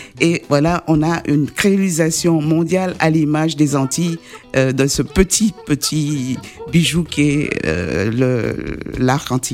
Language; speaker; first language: French; native; French